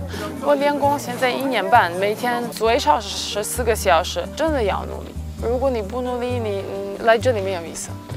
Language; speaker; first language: Chinese; non-native, fluent; Serbian